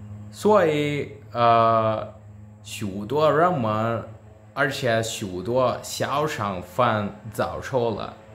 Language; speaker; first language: Chinese; non-native, learner; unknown